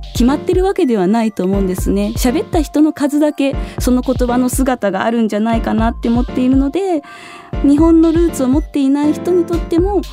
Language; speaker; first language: Japanese; native; Japanese